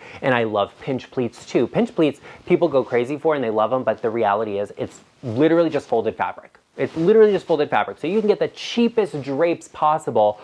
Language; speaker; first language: English; native; English